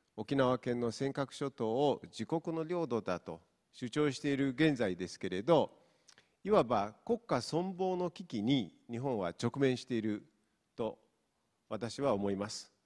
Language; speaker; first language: Japanese; non-native, fluent; Mongolian